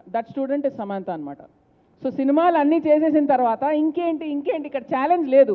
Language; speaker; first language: Telugu; native; Telugu